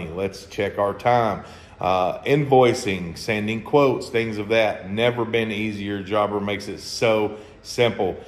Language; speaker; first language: English; native; English